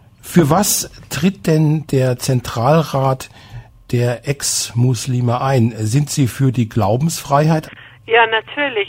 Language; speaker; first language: German; non-native, fluent; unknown